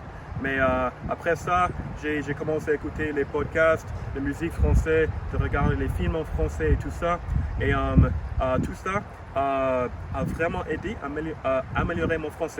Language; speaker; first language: French; non-native, fluent; English